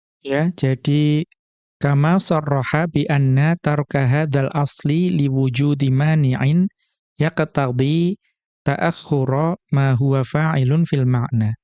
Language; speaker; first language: Arabic; non-native, fluent; Indonesian